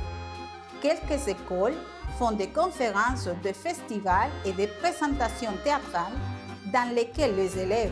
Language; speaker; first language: French; non-native, fluent; Spanish